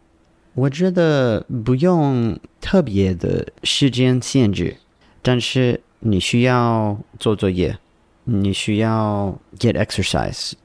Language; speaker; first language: Chinese; non-native, learner; English